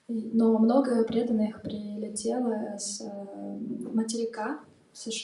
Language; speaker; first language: Russian; native; Russian